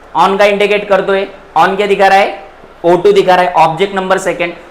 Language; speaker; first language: Hindi; non-native, local second language; Marathi